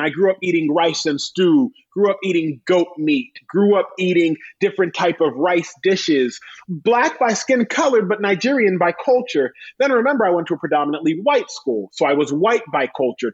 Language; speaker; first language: English; native; English